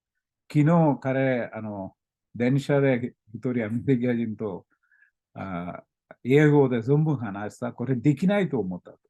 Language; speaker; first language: Japanese; non-native, learner; Malayalam